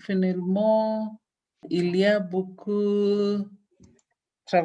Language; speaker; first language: French; non-native, learner; English